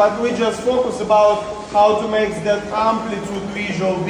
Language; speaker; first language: English; non-native, fluent; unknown